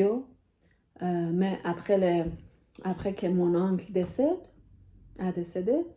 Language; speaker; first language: French; non-native, learner; Persian